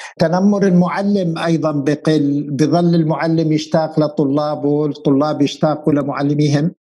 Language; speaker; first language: Arabic; native; Arabic